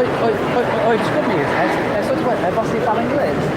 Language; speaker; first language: Portuguese; non-native, learner; English